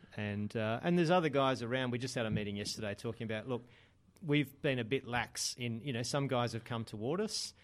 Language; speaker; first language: English; native; English